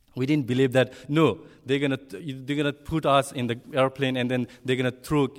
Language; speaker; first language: English; non-native, learner; Nepali